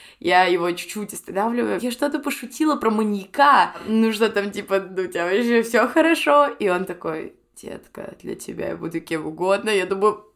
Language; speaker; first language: Russian; native; Russian